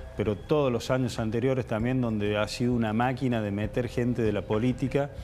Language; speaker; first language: Spanish; native; Spanish